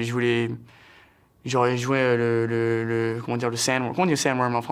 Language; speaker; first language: French; early bilingual, heritage; English